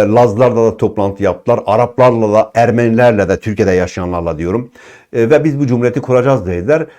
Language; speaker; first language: Turkish; native; Turkish